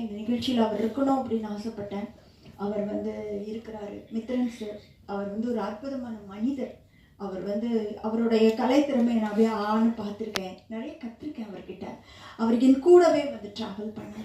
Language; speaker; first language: Tamil; native; Tamil